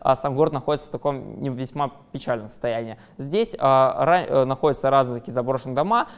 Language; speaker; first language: Russian; native; Russian